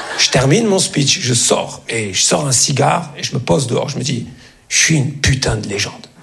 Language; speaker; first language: French; early bilingual, other home language; Arabic